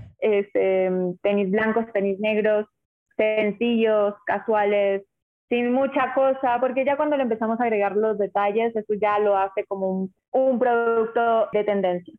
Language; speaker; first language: Spanish; native; Spanish